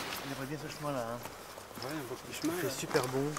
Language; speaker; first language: French; native; French